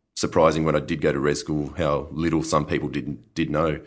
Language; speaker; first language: English; native; English